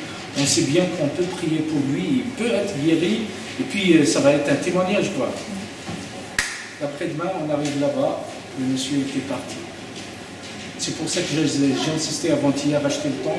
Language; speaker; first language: French; native; French